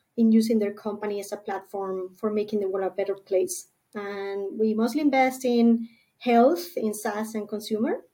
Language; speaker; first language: English; non-native, fluent; Spanish